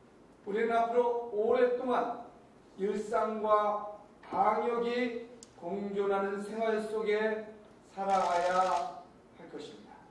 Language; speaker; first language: Korean; native; Korean